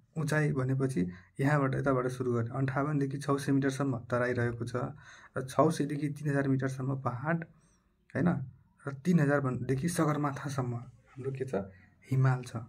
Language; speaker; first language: Nepali; non-native, local second language; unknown